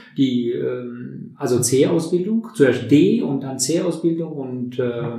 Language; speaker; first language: German; non-native, fluent; Albanian